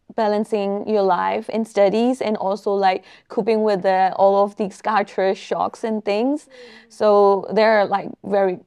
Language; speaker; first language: English; non-native, fluent; Burmese